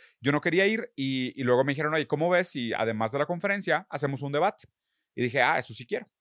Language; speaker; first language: Spanish; early bilingual, other home language; Portuguese